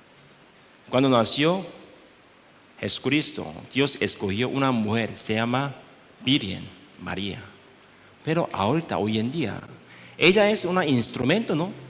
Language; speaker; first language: Spanish; non-native, learner; Korean